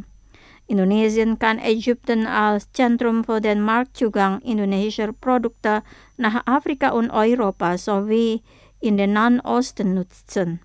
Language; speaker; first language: German; non-native, fluent; Indonesian